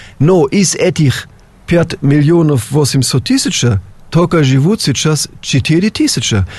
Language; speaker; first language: Russian; non-native, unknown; German